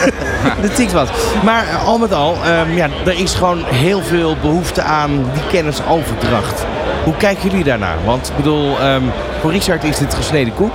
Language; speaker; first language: Dutch; native; Dutch